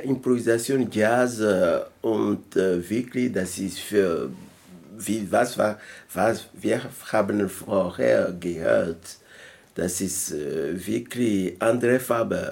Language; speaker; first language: German; non-native, learner; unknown